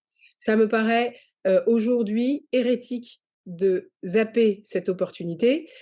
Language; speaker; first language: French; native; French